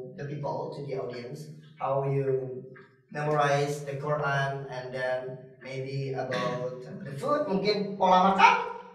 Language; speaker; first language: English; non-native, fluent; Indonesian